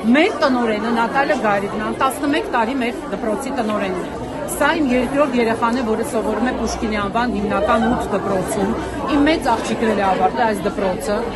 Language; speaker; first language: Armenian; native; Armenian